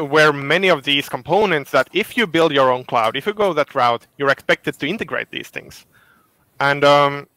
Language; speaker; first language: English; non-native, fluent; Finnish